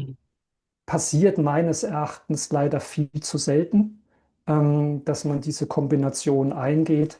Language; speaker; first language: German; native; German